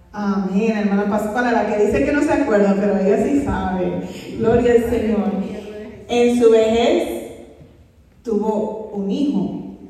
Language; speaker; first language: Spanish; non-native, fluent; English